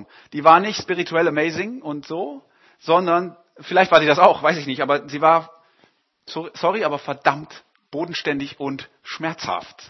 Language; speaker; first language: German; native; German